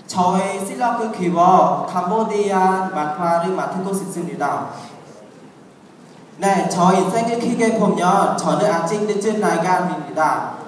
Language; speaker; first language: Korean; non-native, learner; Khmer